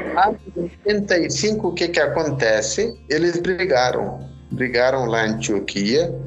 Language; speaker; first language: Portuguese; non-native, fluent; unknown